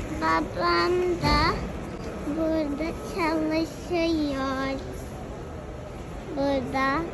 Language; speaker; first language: Turkish; early bilingual, heritage; Turkish